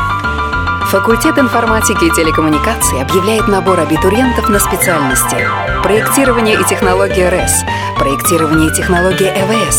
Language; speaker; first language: Russian; native; Russian